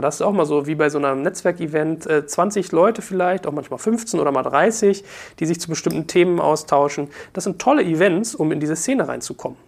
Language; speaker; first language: German; native; German